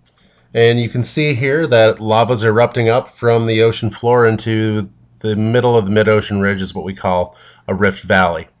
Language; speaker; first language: English; native; English